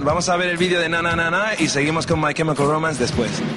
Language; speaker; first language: Spanish; native; Spanish